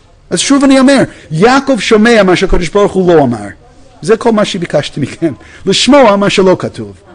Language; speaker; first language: Hebrew; non-native, fluent; English